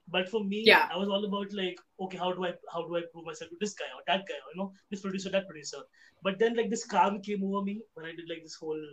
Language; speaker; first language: English; non-native, local second language; Hindi